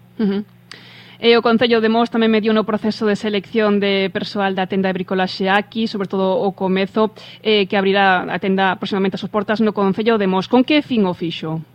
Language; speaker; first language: Galician; native; Galician